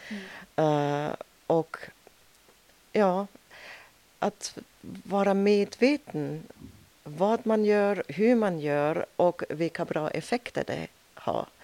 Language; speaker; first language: Swedish; native; Swedish